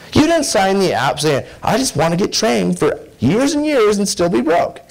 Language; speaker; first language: English; native; English